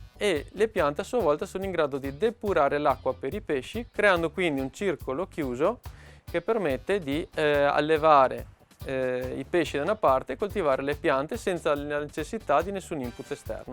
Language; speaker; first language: Italian; native; Italian